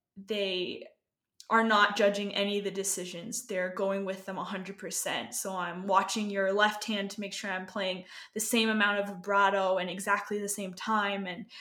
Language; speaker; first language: English; native; English